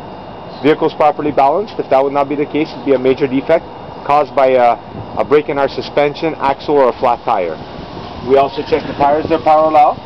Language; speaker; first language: English; non-native, local second language; French